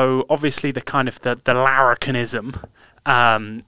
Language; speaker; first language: English; native; English